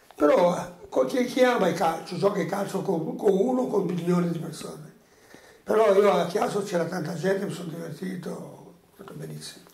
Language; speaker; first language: Italian; non-native, fluent; Portuguese